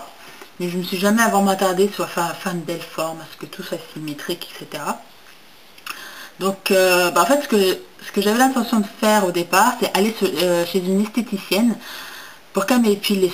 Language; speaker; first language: French; native; French